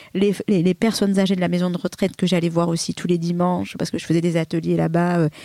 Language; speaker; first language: French; early bilingual, other home language; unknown